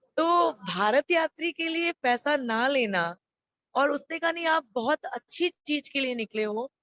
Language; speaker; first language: Hindi; native; Hindi